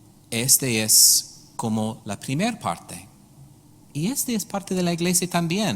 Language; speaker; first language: Spanish; non-native, learner; English